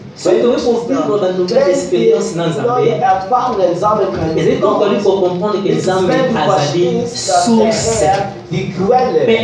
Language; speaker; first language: German; non-native, learner; French